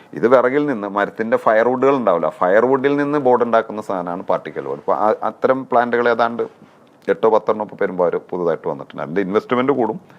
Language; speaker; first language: Malayalam; native; Malayalam